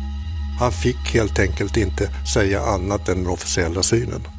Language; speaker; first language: Swedish; native; Swedish